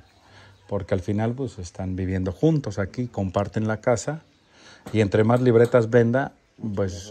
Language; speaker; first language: Spanish; native; Spanish